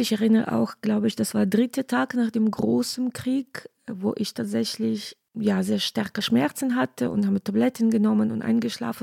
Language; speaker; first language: German; non-native, fluent; Ukrainian